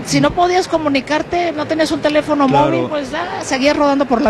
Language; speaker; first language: Spanish; native; Spanish